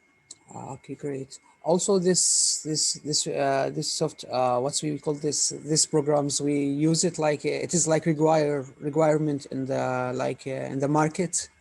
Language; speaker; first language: English; non-native, fluent; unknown